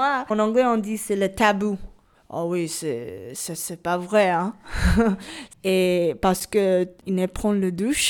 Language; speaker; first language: French; non-native, learner; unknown